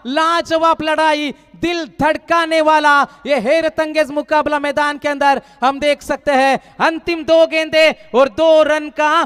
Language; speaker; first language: Hindi; non-native, local second language; Marathi